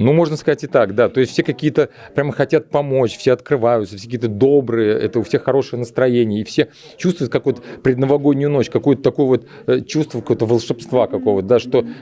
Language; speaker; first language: Russian; native; Russian